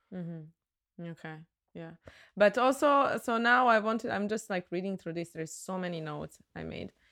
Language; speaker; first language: English; non-native, fluent; Serbian